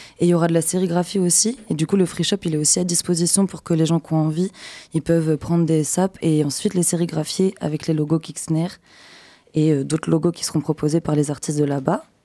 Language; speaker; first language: French; native; French